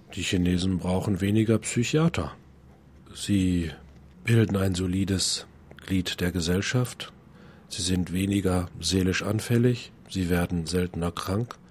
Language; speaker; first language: German; native; German